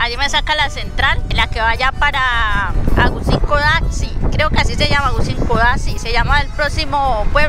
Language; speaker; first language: Spanish; native; Spanish